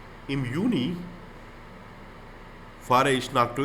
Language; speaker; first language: German; non-native, fluent; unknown